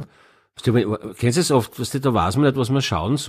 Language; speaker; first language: German; native; German